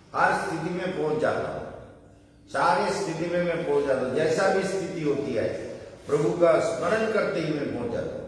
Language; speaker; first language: Hindi; non-native, local second language; Bangla